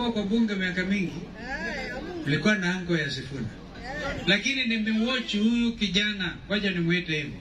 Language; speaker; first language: Swahili; non-native, local second language; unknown